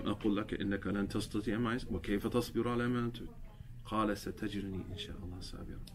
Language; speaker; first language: Arabic; non-native, fluent; English